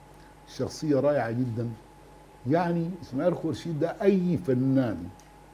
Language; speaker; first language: Arabic; native; Arabic